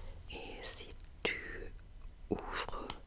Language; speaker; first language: French; non-native, learner; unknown